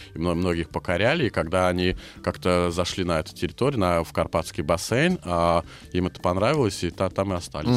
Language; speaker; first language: Russian; non-native, fluent; Hungarian